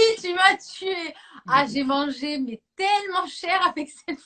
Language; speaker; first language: French; native; French